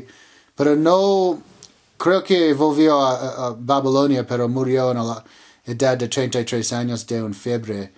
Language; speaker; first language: Spanish; non-native, learner; English